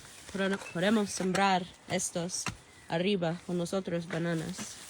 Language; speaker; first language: Spanish; non-native, learner; English